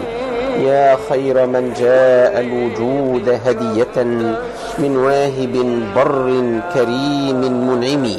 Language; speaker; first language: Arabic; native; Arabic